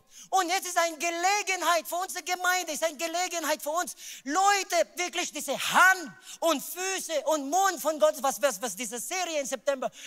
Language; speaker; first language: German; non-native, learner; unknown